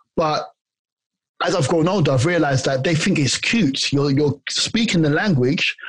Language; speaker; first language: English; native; English